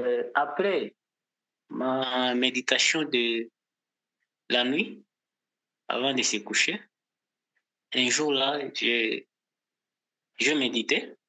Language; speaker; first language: French; non-native, local second language; Portuguese